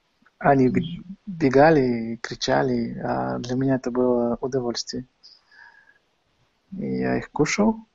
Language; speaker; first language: Russian; non-native, fluent; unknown